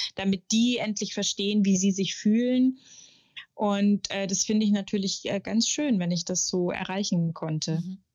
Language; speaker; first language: German; native; German